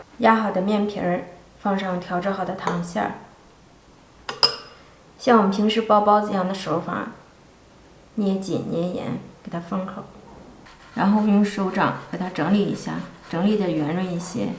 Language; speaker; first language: Chinese; native; Chinese